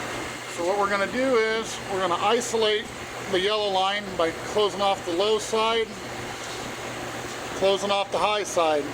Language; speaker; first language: English; native; English